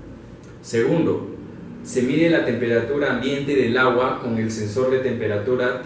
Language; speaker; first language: Spanish; native; Spanish